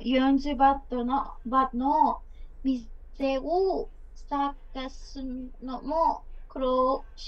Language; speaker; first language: Japanese; non-native, learner; Burmese